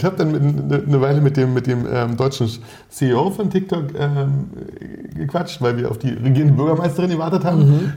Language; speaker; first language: German; native; German